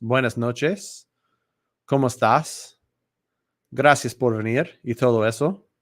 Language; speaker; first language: Spanish; non-native, learner; English